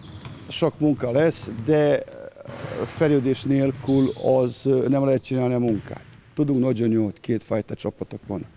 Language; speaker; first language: Hungarian; non-native, fluent; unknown